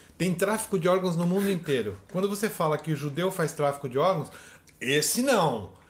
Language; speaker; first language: Portuguese; native; Portuguese